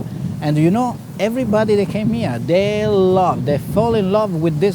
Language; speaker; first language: English; non-native, fluent; Italian